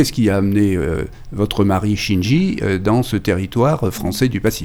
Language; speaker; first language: French; native; French